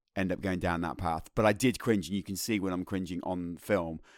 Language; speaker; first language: English; native; English